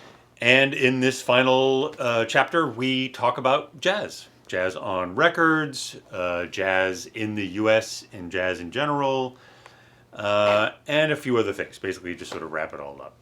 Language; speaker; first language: English; native; English